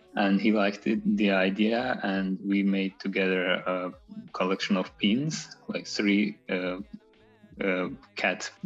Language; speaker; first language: English; non-native, fluent; Azerbaijani